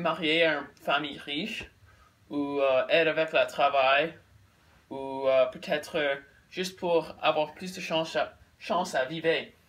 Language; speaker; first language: French; non-native, learner; English